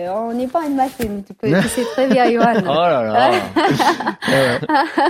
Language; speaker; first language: French; non-native, learner; Tigrinya